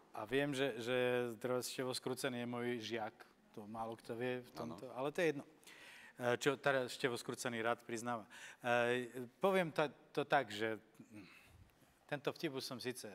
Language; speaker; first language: Slovak; native; Slovak